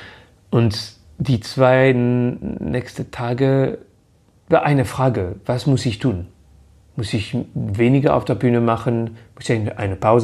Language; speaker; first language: German; non-native, fluent; French